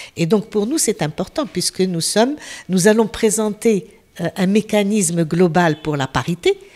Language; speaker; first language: French; non-native, local second language; Arabic